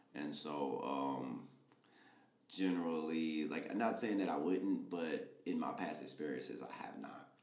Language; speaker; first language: English; native; English